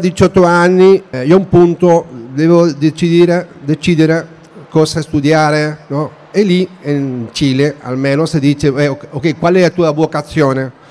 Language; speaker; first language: Italian; non-native, fluent; Spanish